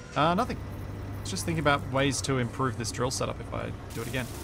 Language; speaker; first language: English; native; English